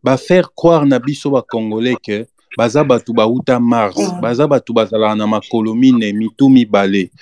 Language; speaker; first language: French; non-native, local second language; Lingala